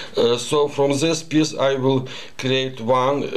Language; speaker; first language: English; non-native, learner; Ukrainian